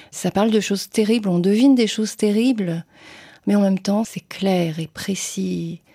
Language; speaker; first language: French; early bilingual, other home language; Vietnamese